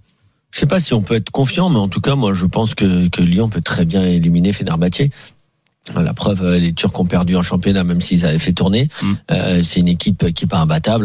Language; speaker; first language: French; native; French